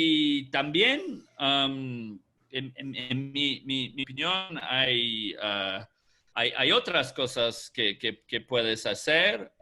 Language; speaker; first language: Spanish; non-native, fluent; English